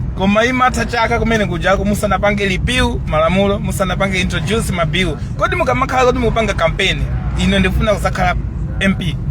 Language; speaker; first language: Nyanja; native; Nyanja